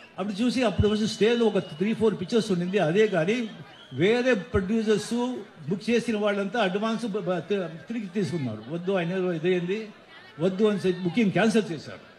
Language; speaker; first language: Telugu; non-native, local second language; Marathi